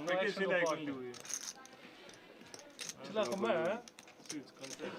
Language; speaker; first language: Italian; non-native, fluent; Albanian